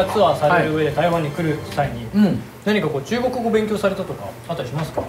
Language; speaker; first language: Japanese; native; Japanese